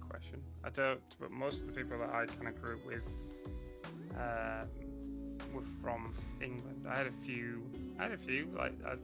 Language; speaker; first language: English; native; English